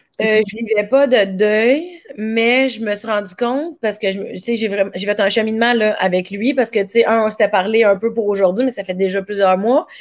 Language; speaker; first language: French; native; French